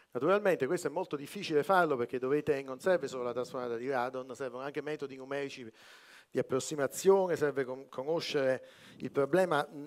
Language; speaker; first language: Italian; native; Italian